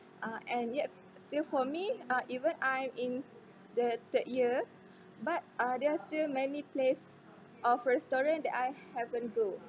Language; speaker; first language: English; non-native, local second language; Malay